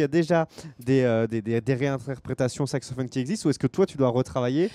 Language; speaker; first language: French; native; French